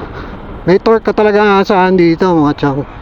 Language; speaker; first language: Filipino; native; Filipino